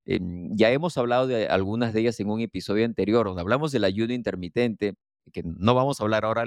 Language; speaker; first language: Spanish; native; Spanish